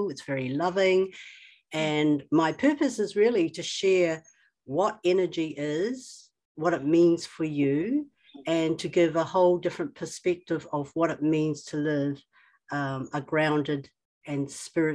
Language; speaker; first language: English; native; English